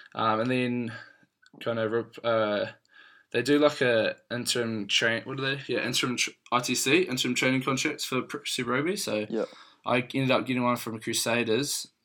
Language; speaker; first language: English; native; English